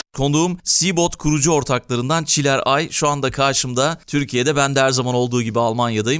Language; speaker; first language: Turkish; native; Turkish